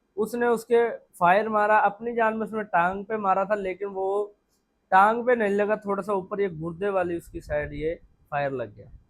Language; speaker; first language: Urdu; non-native, local second language; Punjabi